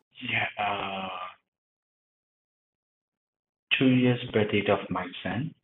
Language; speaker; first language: English; non-native, learner; Burmese